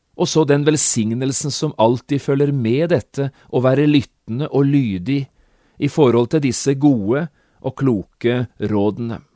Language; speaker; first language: Norwegian; native; Norwegian